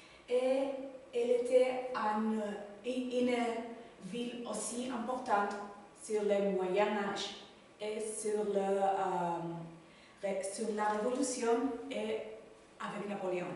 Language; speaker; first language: French; non-native, learner; Spanish